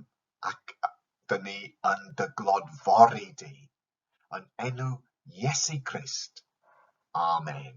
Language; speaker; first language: Welsh; non-native, local second language; English